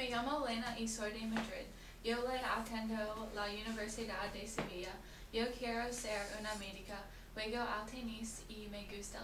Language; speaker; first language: Spanish; non-native, learner; English